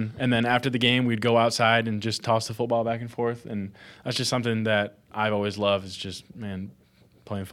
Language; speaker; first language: English; native; English